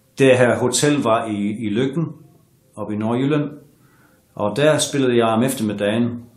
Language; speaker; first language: Danish; non-native, fluent; English